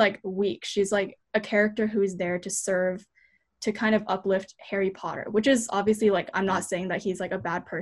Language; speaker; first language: English; native; English